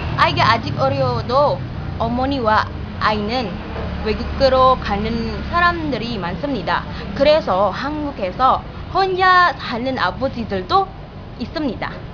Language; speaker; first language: Korean; non-native, learner; Indonesian